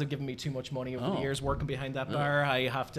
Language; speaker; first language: English; native; English